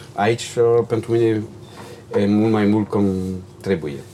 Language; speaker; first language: Romanian; non-native, learner; French